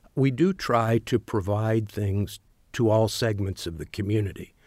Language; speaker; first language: English; native; English